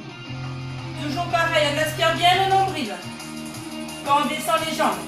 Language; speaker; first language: French; native; French